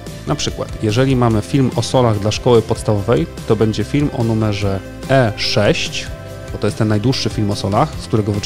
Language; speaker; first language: Polish; native; Polish